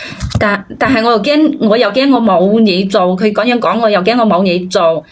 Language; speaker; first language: Cantonese; native; Cantonese